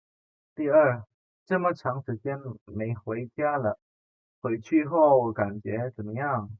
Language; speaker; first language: Chinese; non-native, fluent; Indonesian